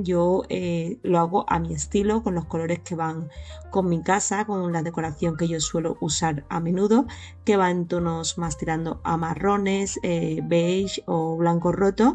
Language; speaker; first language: Spanish; native; Spanish